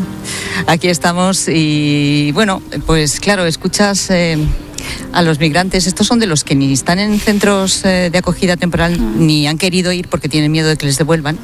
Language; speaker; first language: Spanish; native; Spanish